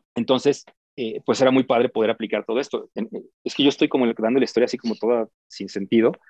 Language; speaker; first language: Spanish; native; Spanish